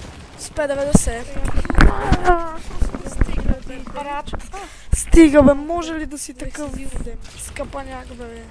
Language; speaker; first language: Bulgarian; native; Bulgarian